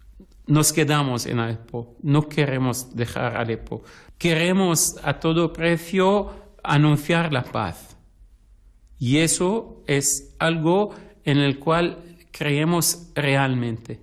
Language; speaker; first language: Spanish; non-native, fluent; Arabic